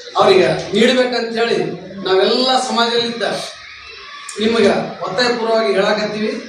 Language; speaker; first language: Kannada; non-native, local second language; Lambadi